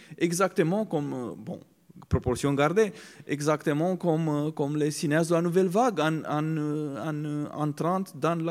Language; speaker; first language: French; non-native, fluent; Romanian